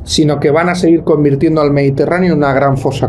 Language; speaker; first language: Spanish; native; Spanish